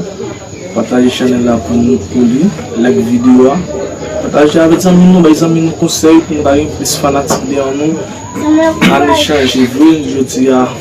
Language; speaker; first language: French; non-native, learner; Haitian Creole